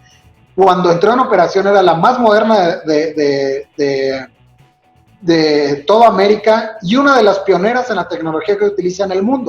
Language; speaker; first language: Spanish; native; Spanish